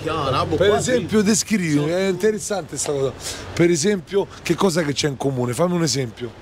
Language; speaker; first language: Italian; native; Italian